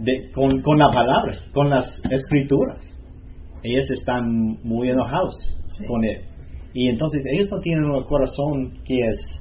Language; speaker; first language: Spanish; non-native, learner; English